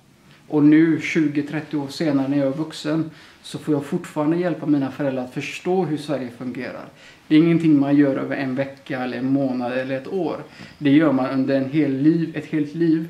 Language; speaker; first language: Swedish; early bilingual, other home language; Somali